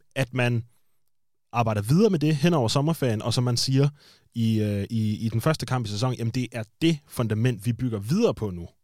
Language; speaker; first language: Danish; native; Danish